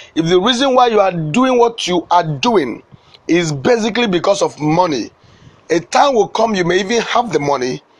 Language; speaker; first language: English; non-native, local second language; Igbo